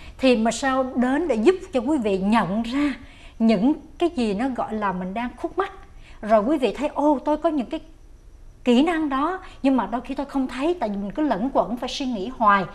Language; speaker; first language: Vietnamese; native; Vietnamese